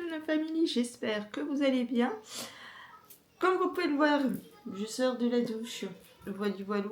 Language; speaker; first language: French; native; French